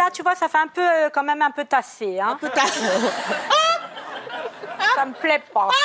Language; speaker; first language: French; native; French